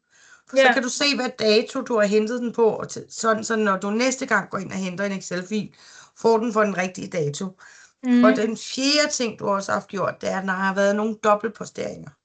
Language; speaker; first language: Danish; native; Danish